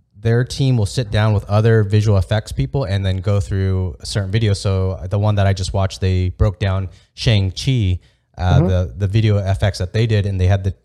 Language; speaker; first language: English; native; English